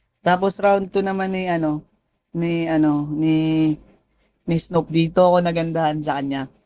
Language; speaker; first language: Filipino; non-native, local second language; Cebuano